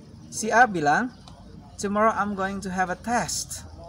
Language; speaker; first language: English; non-native, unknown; Indonesian